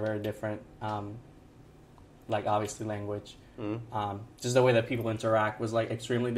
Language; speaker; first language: English; non-native, fluent; Spanish